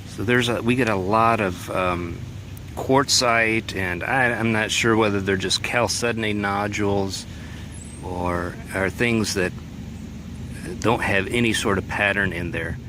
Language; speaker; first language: English; native; English